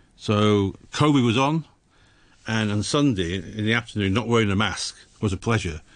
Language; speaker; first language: English; native; English